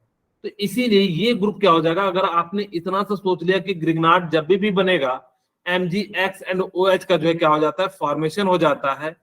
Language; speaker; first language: Hindi; native; Hindi